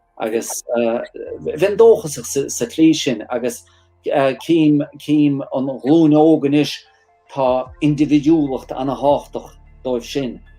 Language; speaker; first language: Irish; native; Irish